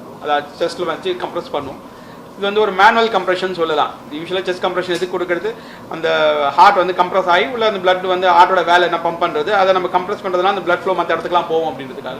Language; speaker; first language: Tamil; native; Tamil